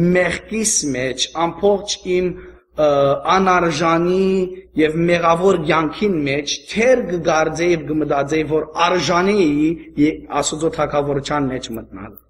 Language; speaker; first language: Armenian; early bilingual, heritage; Armenian